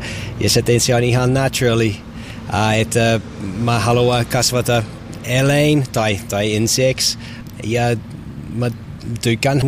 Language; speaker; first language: Finnish; non-native, learner; English